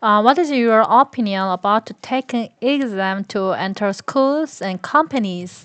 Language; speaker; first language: English; non-native, learner; Korean